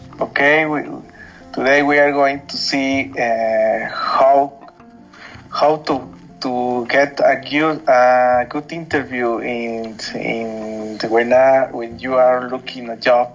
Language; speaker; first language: English; non-native, learner; Spanish